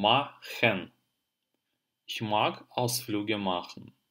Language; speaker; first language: German; non-native, fluent; Russian